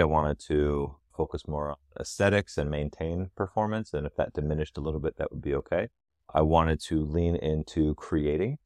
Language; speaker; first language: English; native; English